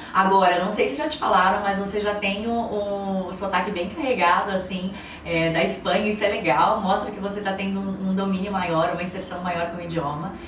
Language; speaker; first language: Portuguese; native; Portuguese